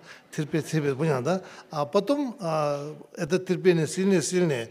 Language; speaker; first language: Russian; non-native, learner; Tibetan